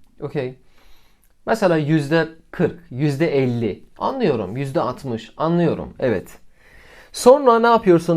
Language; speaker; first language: Turkish; non-native, fluent; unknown